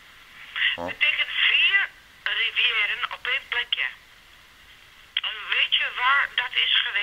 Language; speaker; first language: Dutch; non-native, learner; Serbian